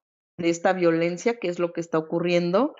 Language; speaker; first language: Spanish; native; Spanish